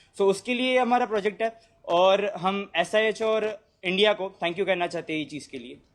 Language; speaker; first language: Hindi; non-native, local second language; Gujarati